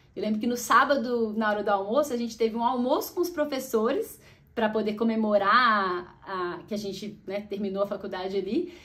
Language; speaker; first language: Portuguese; native; Portuguese